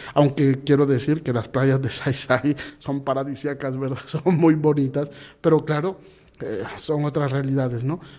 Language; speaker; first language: Spanish; native; Spanish